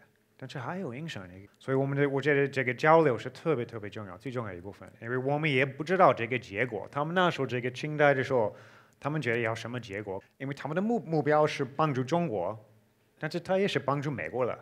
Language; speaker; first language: Chinese; non-native, fluent; English